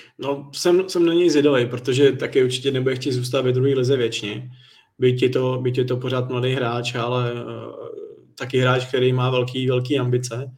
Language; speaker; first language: Czech; native; Czech